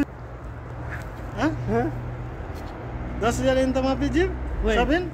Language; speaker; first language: Arabic; non-native, learner; Nepali